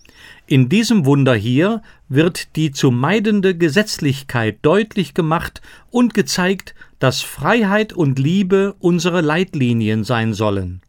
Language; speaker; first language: German; native; German